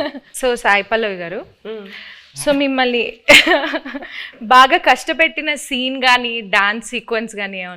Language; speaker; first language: Telugu; native; Telugu